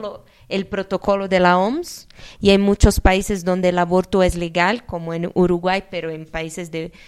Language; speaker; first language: Spanish; non-native, fluent; Portuguese